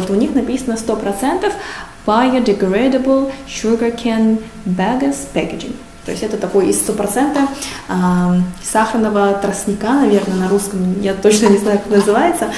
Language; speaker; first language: Russian; non-native, fluent; Korean